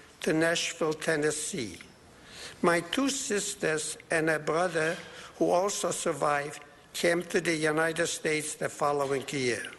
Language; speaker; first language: English; non-native, fluent; Polish